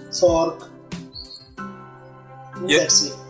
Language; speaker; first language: English; non-native, fluent; Chinese